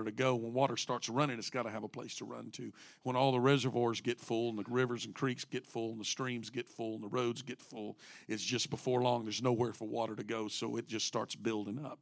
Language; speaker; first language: English; native; English